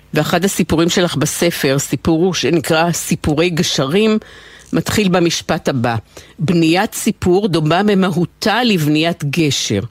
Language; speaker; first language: Hebrew; native; Hebrew